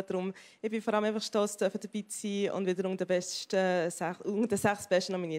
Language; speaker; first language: German; native; German